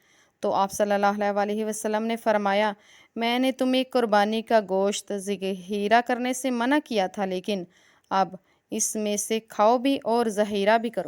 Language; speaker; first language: Urdu; native; Urdu